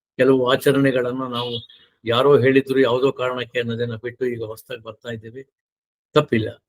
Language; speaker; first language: Kannada; native; Kannada